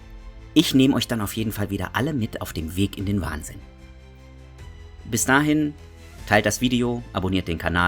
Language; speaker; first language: German; native; German